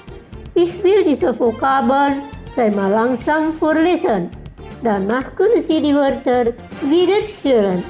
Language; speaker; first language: German; non-native, learner; Indonesian